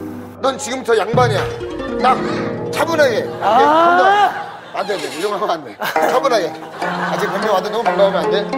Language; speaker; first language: Korean; non-native, learner; Cantonese